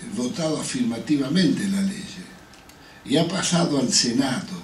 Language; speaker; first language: Italian; non-native, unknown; Spanish